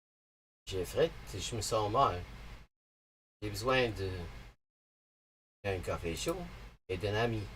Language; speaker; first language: French; non-native, learner; English